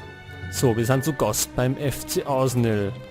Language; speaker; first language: German; native; German